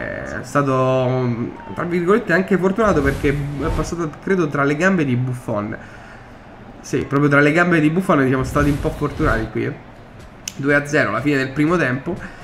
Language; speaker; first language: Italian; native; Italian